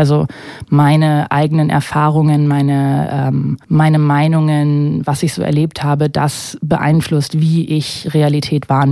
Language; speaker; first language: German; native; German